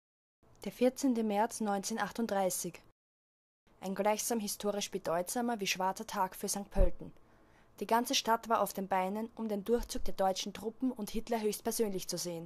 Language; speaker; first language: German; native; German